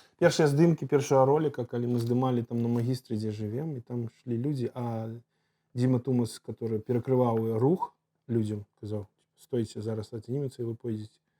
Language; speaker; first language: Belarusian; native; Belarusian